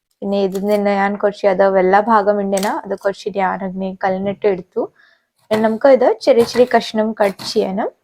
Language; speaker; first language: Malayalam; non-native, local second language; Hindi